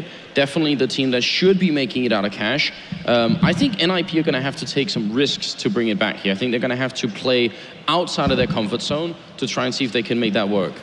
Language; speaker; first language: English; non-native, fluent; Swedish